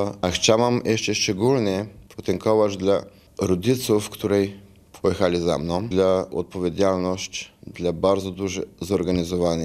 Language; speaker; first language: Polish; non-native, fluent; Bulgarian